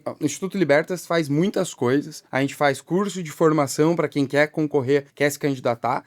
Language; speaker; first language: Portuguese; native; Portuguese